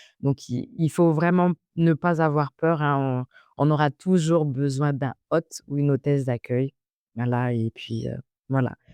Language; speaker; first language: French; early bilingual, other home language; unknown